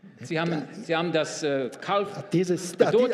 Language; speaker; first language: German; non-native, learner; English